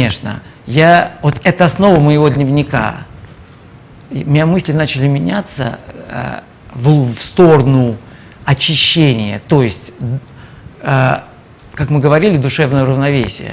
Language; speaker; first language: Russian; native; Russian